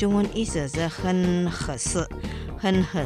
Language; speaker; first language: Chinese; non-native, fluent; Indonesian